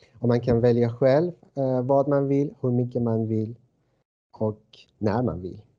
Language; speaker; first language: Swedish; non-native, fluent; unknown